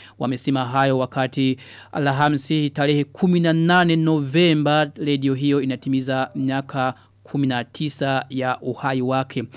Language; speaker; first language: Swahili; non-native, local second language; Rundi